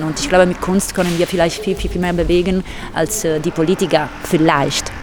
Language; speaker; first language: German; non-native, fluent; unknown